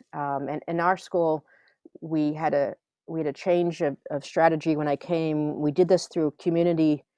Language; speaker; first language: English; native; English